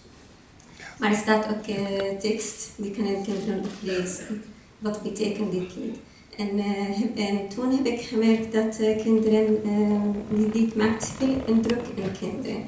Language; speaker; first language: Dutch; non-native, learner; Arabic